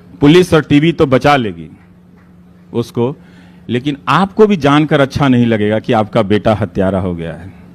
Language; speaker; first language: Hindi; native; Hindi